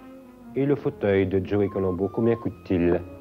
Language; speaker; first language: French; native; French